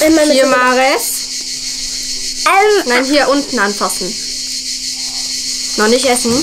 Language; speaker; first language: German; native; German